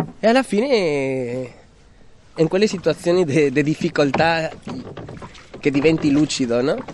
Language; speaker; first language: Italian; non-native, fluent; Spanish